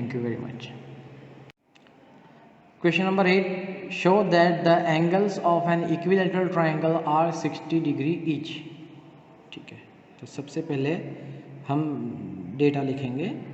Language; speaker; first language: Hindi; native; Hindi